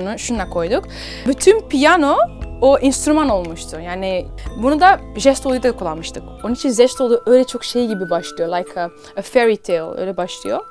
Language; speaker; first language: Turkish; early bilingual, heritage; Turkish